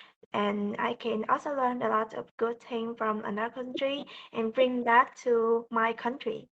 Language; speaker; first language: English; non-native, learner; Vietnamese